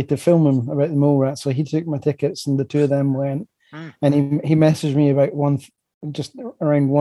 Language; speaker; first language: English; native; English